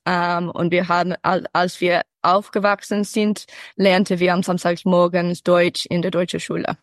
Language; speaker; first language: German; early bilingual, heritage; English